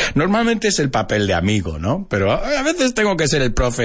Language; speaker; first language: Spanish; non-native, fluent; English